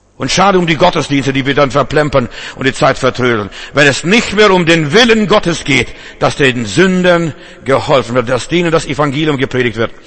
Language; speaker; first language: German; non-native, fluent; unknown